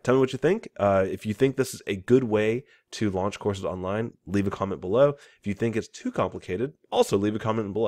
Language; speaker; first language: English; native; English